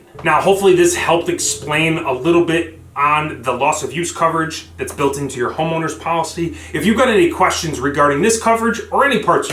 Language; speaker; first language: English; native; English